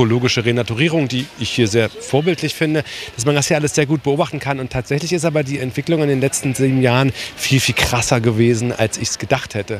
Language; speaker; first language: German; native; German